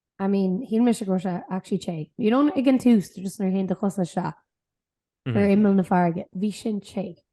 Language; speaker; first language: Irish; non-native, local second language; English